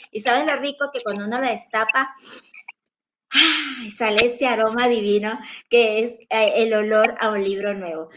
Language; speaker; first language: Spanish; native; Spanish